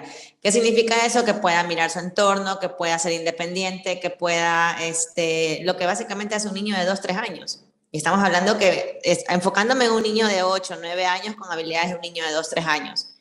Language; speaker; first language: Spanish; native; Spanish